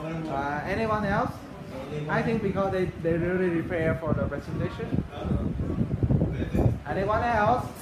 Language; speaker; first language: English; non-native, fluent; Vietnamese